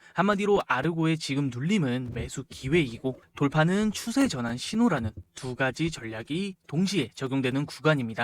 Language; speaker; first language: Korean; native; Korean